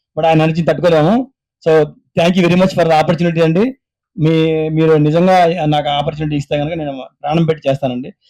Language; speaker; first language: Telugu; native; Telugu